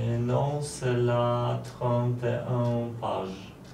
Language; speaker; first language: French; non-native, learner; Polish